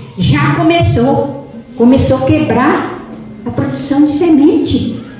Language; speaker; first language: Portuguese; non-native, local second language; Guarani